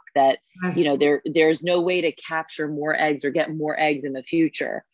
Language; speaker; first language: English; native; English